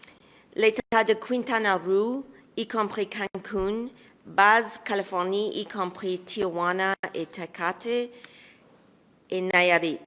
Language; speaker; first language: French; non-native, local second language; English